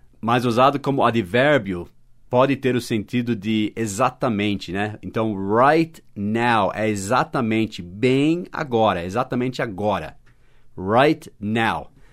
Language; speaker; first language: Portuguese; non-native, fluent; English